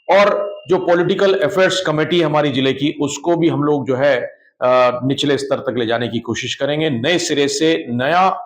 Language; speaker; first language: Hindi; native; Hindi